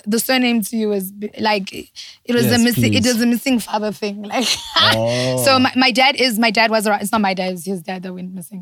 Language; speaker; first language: English; non-native, local second language; Zulu